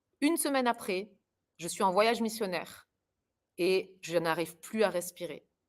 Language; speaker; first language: French; early bilingual, other home language; German